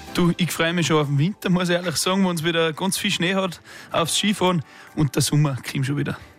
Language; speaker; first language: German; native; German